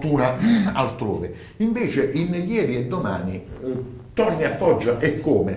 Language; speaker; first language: Italian; native; Italian